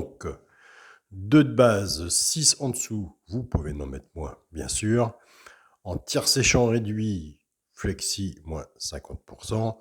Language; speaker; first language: French; native; French